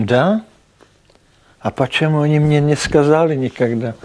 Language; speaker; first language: Ukrainian; non-native, learner; Czech